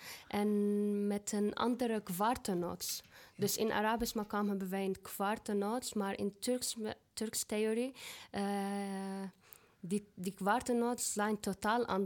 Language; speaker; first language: Dutch; non-native, learner; Arabic